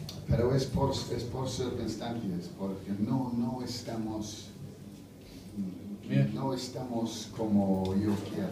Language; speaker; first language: Spanish; non-native, fluent; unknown